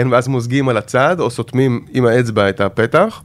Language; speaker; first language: Hebrew; native; Hebrew